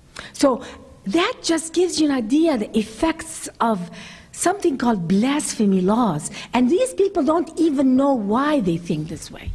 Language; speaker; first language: English; non-native, fluent; Arabic